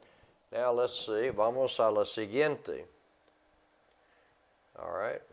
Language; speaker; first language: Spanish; non-native, fluent; English